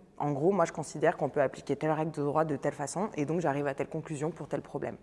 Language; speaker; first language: French; native; French